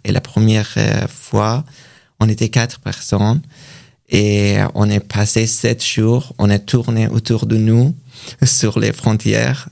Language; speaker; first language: French; non-native, learner; Persian